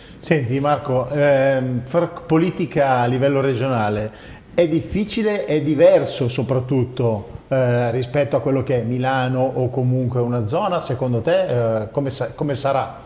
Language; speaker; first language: Italian; native; Italian